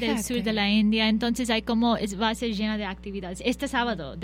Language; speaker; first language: Spanish; non-native, fluent; Bangla